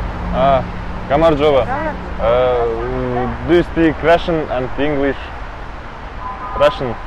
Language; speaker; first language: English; non-native, learner; Kazakh